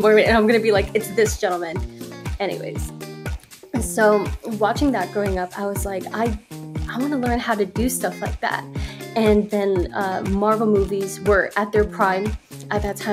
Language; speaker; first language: English; early bilingual, other home language; Spanish